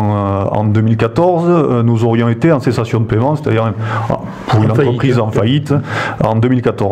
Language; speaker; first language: French; native; French